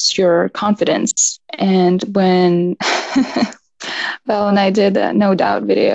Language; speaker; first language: English; non-native, fluent; Russian